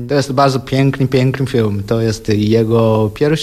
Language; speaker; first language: Polish; non-native, learner; Japanese